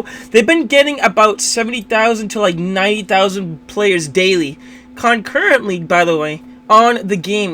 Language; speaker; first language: English; native; English